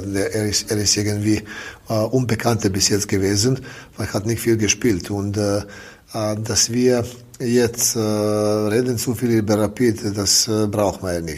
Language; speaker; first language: German; non-native, learner; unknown